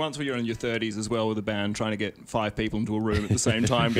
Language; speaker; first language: English; native; English